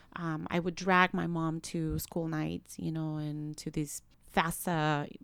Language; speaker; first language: English; early bilingual, other home language; Spanish